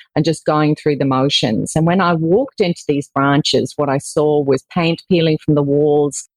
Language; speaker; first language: English; native; English